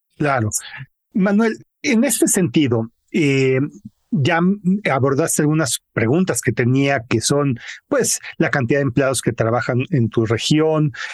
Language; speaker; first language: Spanish; native; Spanish